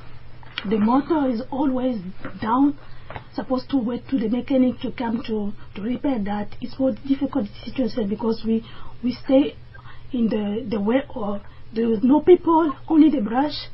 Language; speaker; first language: English; non-native, learner; French